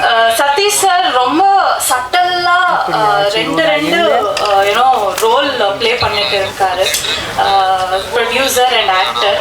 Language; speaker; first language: Tamil; non-native, learner; Kannada